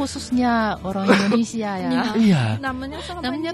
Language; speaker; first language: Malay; non-native, fluent; Chinese